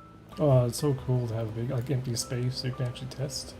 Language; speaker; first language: English; native; English